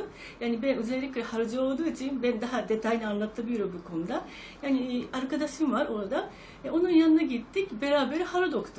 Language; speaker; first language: Turkish; non-native, fluent; Japanese